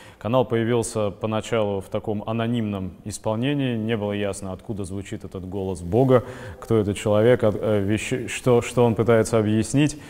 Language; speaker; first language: Russian; native; Russian